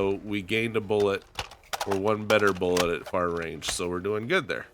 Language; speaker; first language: English; native; English